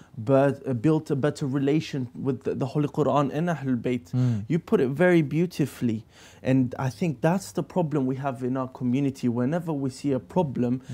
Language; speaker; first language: English; native; English